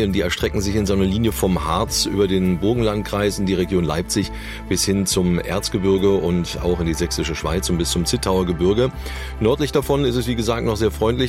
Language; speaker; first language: German; native; German